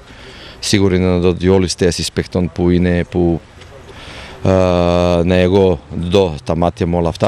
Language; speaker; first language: Greek; non-native, fluent; Serbian